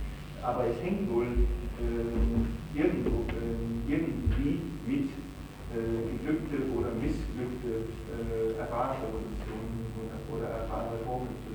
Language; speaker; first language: German; non-native, fluent; Italian